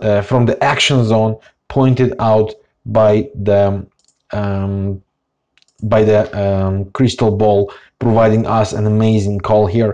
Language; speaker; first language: English; non-native, fluent; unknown